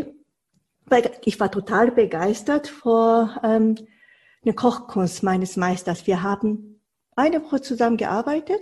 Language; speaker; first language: German; non-native, fluent; Japanese